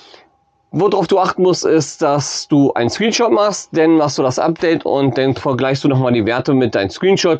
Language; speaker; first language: German; native; German